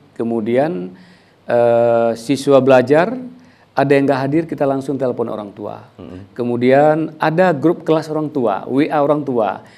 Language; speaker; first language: Indonesian; native; Indonesian